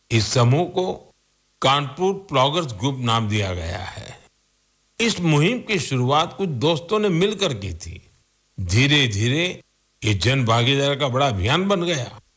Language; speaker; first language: Hindi; non-native, local second language; Gujarati